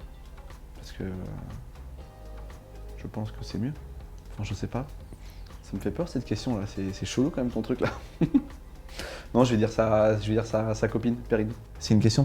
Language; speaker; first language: French; native; French